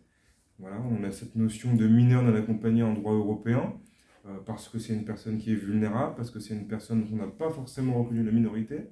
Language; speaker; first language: French; native; French